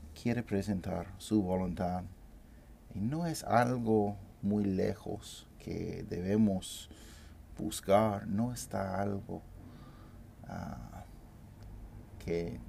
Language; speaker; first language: Spanish; non-native, fluent; English